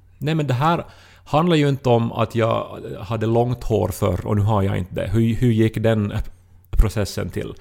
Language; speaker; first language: Swedish; native; Swedish